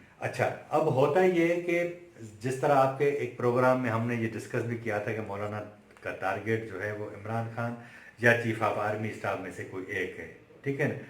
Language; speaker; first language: Urdu; non-native, local second language; Sindhi